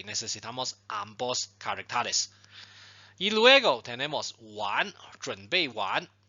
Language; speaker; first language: Spanish; non-native, fluent; Chinese